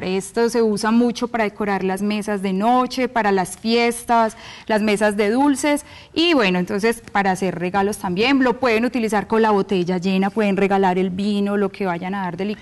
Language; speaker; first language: Spanish; native; Spanish